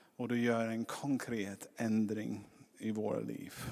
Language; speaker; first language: Swedish; non-native, fluent; English